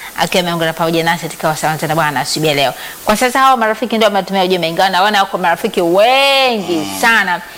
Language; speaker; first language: Swahili; native; Swahili